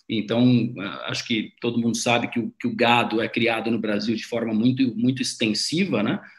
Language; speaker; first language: Portuguese; native; Portuguese